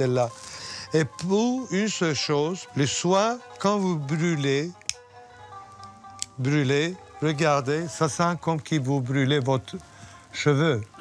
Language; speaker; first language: French; non-native, fluent; Turkish